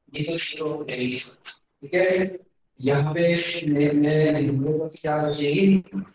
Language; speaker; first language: Hindi; native; Hindi